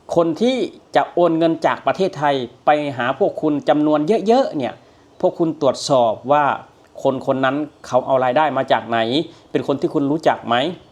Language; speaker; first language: Thai; native; Thai